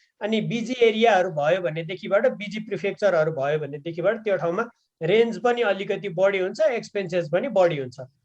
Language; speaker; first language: Nepali; native; Nepali